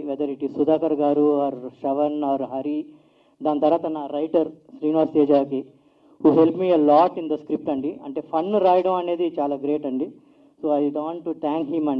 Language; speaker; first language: Telugu; native; Telugu